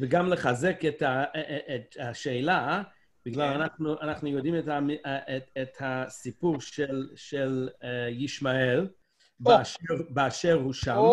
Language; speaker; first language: Hebrew; non-native, fluent; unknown